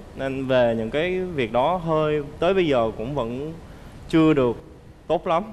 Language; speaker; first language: Vietnamese; early bilingual, other home language; Korean